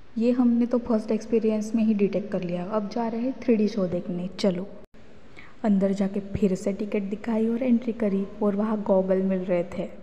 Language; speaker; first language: Hindi; non-native, local second language; Marathi